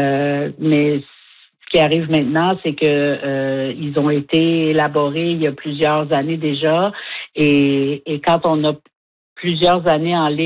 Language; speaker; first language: French; native; French